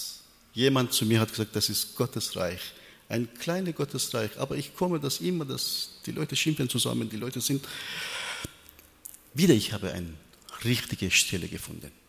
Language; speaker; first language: German; non-native, learner; Persian